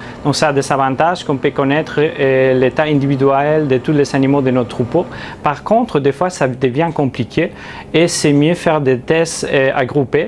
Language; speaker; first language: French; non-native, fluent; Spanish